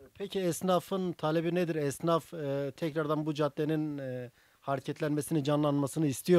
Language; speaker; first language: Turkish; native; Turkish